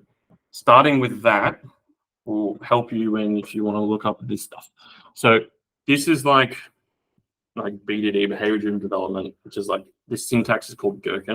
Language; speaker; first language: English; native; English